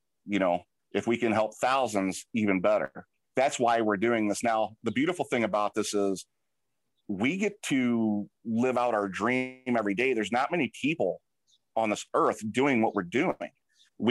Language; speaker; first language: English; native; English